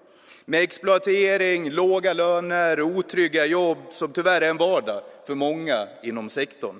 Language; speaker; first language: Swedish; native; Swedish